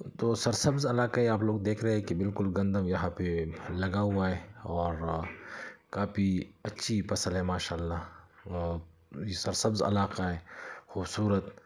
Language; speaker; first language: Urdu; non-native, local second language; Punjabi